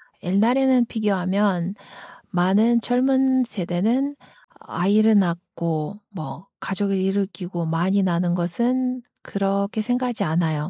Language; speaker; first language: Korean; non-native, fluent; Kyrgyz